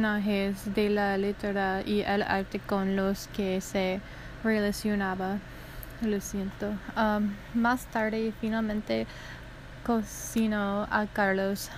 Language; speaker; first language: Spanish; non-native, learner; English